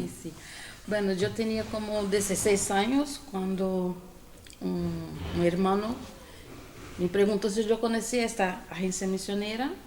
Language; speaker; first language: Spanish; non-native, fluent; Portuguese